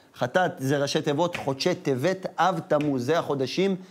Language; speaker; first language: Hebrew; native; Hebrew